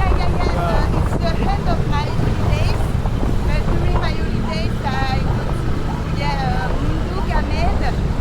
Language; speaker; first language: English; non-native, learner; French